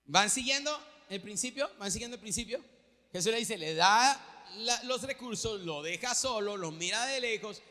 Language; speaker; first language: Spanish; native; Spanish